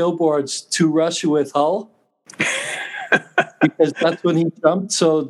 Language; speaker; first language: English; native; English